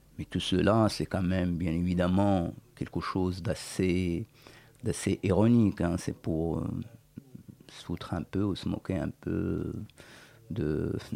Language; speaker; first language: French; non-native, local second language; Berber languages